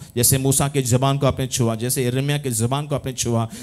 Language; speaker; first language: Hindi; non-native, local second language; Tamil